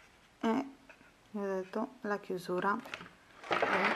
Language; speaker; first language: Italian; non-native, fluent; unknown